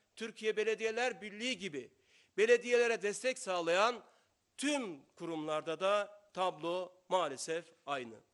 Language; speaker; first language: Turkish; native; Turkish